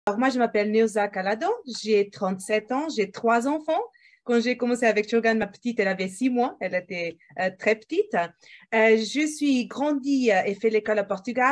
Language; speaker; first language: French; non-native, fluent; Portuguese